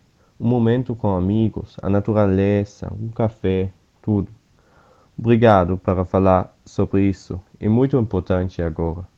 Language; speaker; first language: Portuguese; non-native, fluent; German